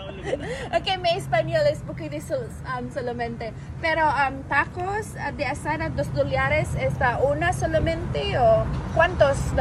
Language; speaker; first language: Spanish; non-native, learner; Hiligaynon